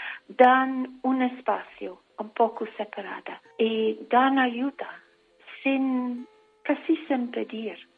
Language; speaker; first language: Spanish; non-native, fluent; English